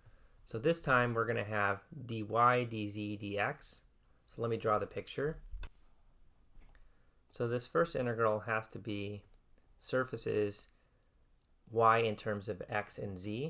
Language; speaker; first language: English; native; English